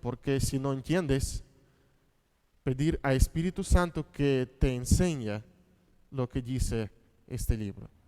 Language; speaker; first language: Spanish; non-native, fluent; Russian